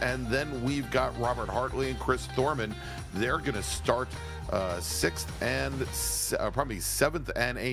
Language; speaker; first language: English; native; English